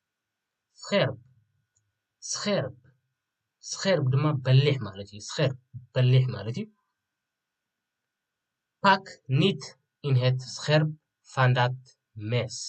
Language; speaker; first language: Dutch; non-native, fluent; Tigrinya